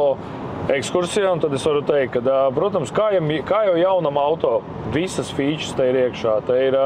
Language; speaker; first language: Latvian; native; Latvian